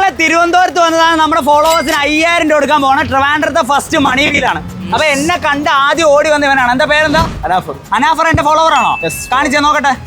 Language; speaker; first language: Malayalam; native; Malayalam